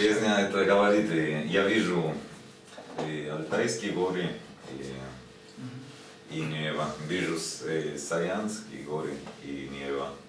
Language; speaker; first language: Russian; non-native, learner; Spanish